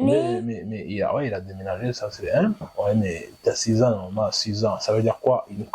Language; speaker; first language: French; non-native, fluent; Kinyarwanda